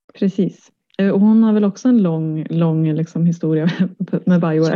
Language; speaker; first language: Swedish; native; Swedish